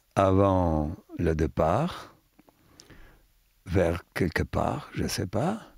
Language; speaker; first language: French; non-native, fluent; Italian